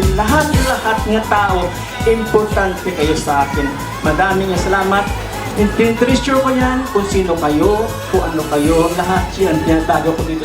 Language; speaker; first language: Filipino; non-native, local second language; Cebuano